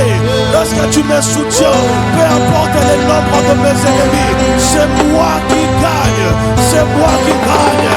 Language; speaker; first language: French; non-native, local second language; Lingala